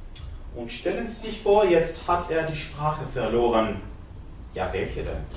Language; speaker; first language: German; non-native, fluent; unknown